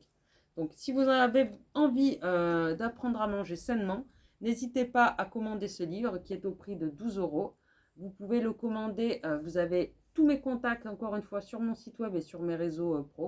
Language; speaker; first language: French; native; French